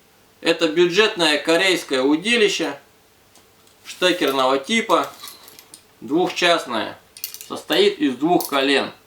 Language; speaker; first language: Russian; native; Russian